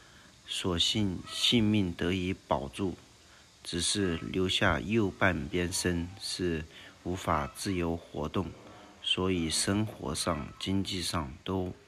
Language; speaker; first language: Chinese; native; Chinese